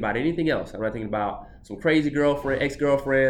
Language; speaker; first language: English; native; English